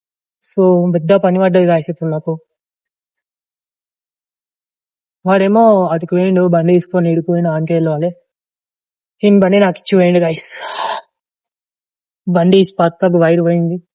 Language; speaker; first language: Telugu; native; Telugu